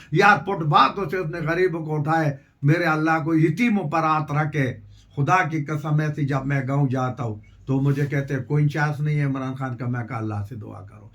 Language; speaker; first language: Urdu; non-native, local second language; Pashto